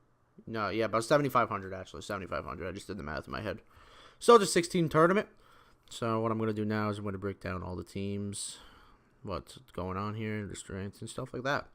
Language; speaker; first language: English; native; English